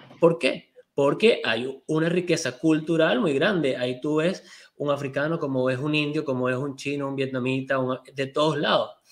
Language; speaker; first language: Spanish; native; Spanish